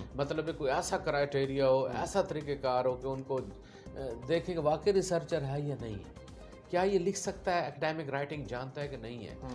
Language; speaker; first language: Urdu; non-native, local second language; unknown